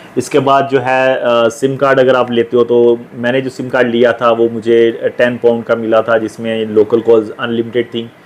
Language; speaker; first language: Urdu; native; Urdu